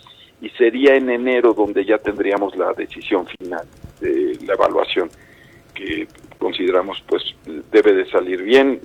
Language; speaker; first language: Spanish; native; Spanish